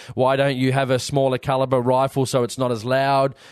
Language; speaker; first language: English; native; English